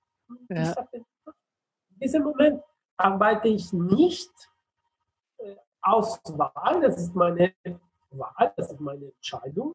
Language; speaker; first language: German; non-native, fluent; Italian